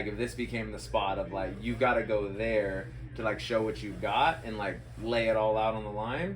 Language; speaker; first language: English; native; English